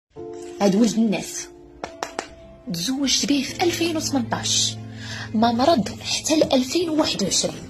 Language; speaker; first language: Arabic; native; Arabic